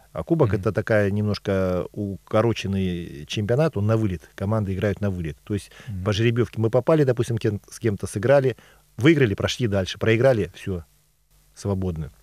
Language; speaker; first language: Russian; native; Russian